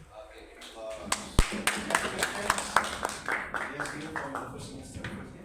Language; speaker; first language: English; non-native, fluent; Indonesian